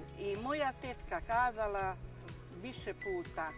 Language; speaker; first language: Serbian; non-native, local second language; Hungarian